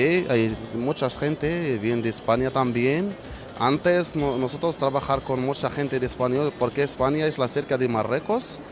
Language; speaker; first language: Spanish; non-native, learner; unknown